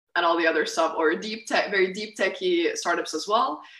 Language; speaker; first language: English; non-native, fluent; Lithuanian